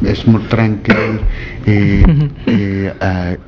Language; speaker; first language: Catalan; non-native, learner; English